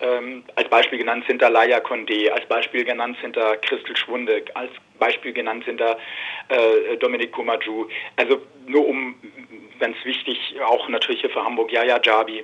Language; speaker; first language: German; native; German